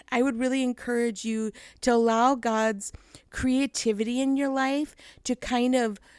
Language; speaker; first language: English; native; English